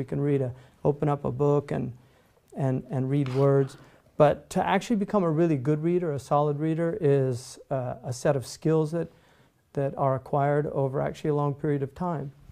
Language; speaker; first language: English; native; English